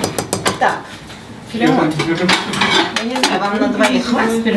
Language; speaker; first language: Russian; native; Russian